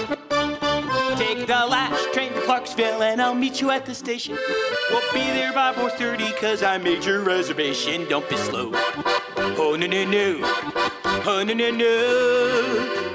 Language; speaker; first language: English; native; English